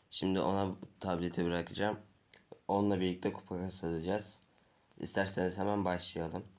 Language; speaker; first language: Turkish; native; Turkish